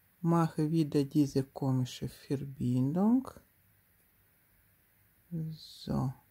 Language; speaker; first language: German; non-native, learner; Russian